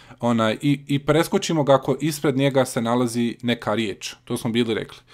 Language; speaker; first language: Bosnian; native; Bosnian